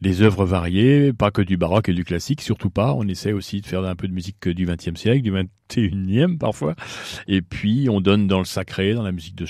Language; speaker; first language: French; native; French